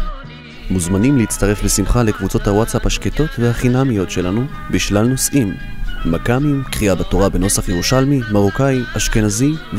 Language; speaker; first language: Hebrew; native; Hebrew